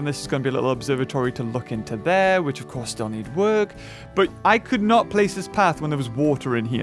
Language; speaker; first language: English; native; English